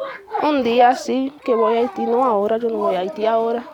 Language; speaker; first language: Spanish; non-native, learner; Haitian Creole